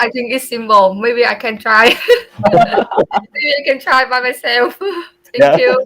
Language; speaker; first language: English; non-native, learner; Vietnamese